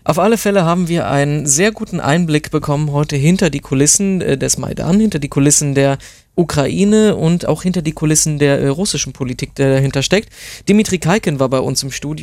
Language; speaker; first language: German; native; German